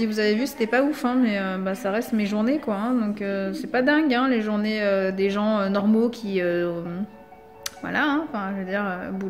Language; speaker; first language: French; native; French